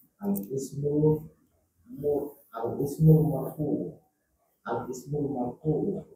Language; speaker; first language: Arabic; non-native, learner; Indonesian